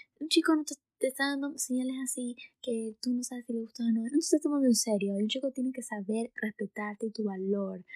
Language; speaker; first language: Spanish; early bilingual, heritage; Spanish